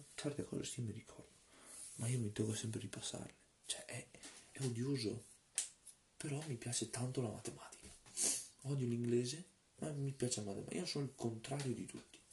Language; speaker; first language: Italian; early bilingual, other home language; Russian